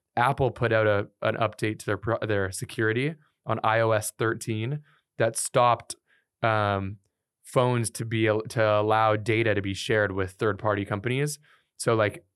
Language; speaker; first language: English; native; English